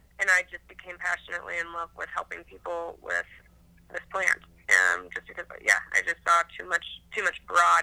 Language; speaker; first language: English; native; English